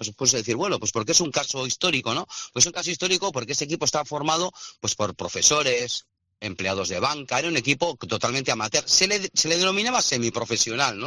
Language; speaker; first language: Spanish; native; Spanish